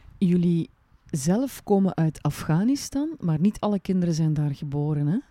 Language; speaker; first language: Dutch; native; Dutch